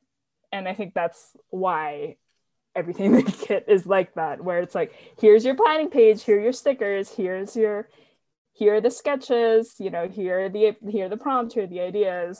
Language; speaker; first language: English; non-native, local second language; Filipino